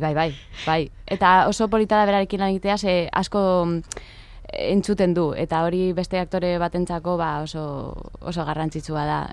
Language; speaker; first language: Basque; non-native, local second language; Spanish